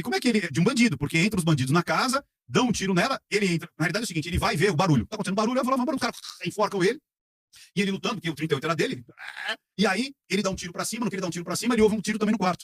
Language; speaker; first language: Portuguese; native; Portuguese